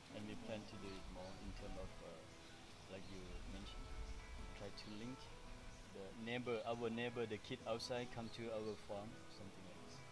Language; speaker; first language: English; non-native, fluent; Thai